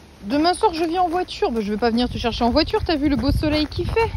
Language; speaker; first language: French; native; French